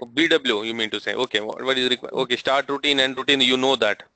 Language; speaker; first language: English; non-native, local second language; Telugu